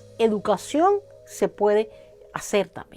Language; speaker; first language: Spanish; native; Spanish